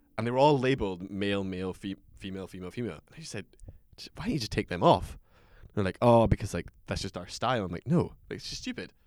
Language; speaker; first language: English; native; English